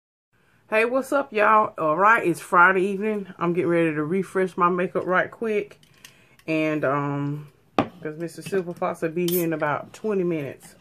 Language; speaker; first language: English; native; English